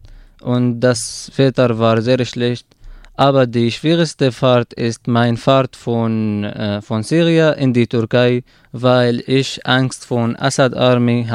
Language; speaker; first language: German; non-native, learner; Arabic